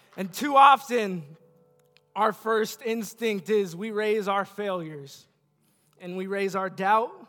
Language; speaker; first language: English; native; English